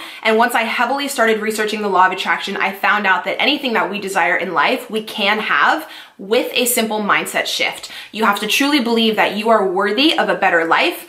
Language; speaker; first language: English; native; English